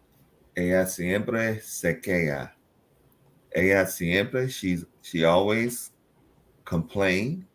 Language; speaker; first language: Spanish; non-native, learner; English